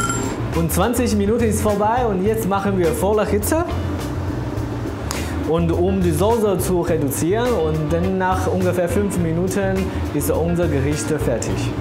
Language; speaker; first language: German; non-native, fluent; Chinese